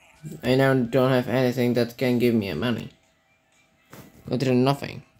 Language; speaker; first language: English; non-native, learner; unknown